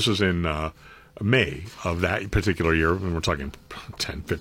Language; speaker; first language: English; native; English